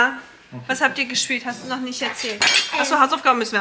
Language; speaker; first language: German; native; German